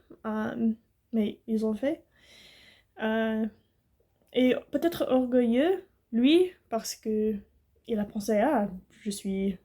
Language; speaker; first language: French; non-native, learner; English